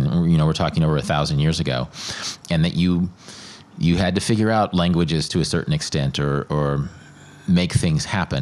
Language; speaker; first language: English; native; English